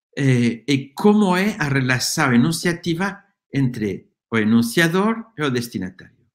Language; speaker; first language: Portuguese; non-native, fluent; Spanish